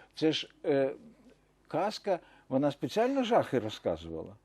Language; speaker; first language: Ukrainian; native; Ukrainian